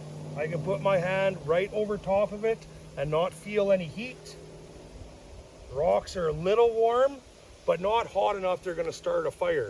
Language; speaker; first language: English; native; English